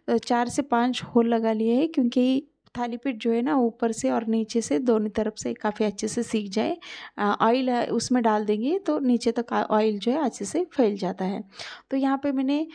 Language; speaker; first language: Hindi; non-native, local second language; Marathi